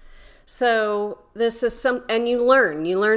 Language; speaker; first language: English; native; English